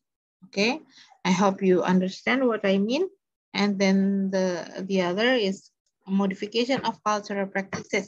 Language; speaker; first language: English; non-native, fluent; Indonesian